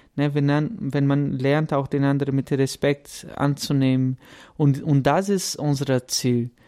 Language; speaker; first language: German; non-native, fluent; Portuguese